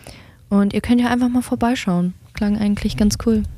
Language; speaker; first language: German; native; German